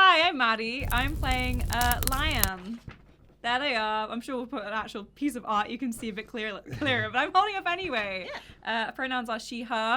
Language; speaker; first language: English; native; English